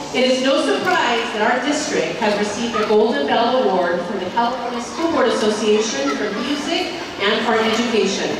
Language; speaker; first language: English; early bilingual, other home language; Spanish